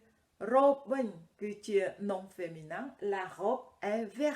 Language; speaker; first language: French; non-native, fluent; Khmer